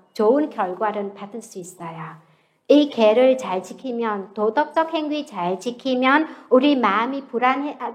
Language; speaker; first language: Korean; non-native, fluent; Vietnamese